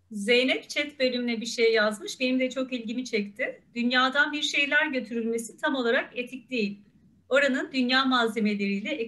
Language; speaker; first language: Turkish; native; Turkish